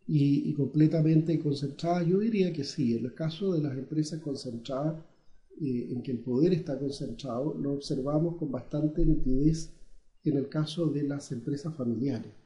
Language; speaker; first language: Spanish; native; Spanish